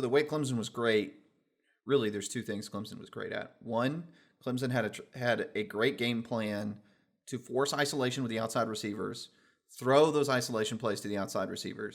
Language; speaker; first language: English; native; English